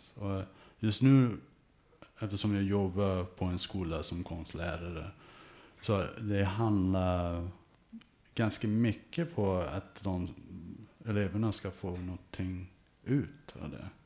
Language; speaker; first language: Swedish; early bilingual, heritage; English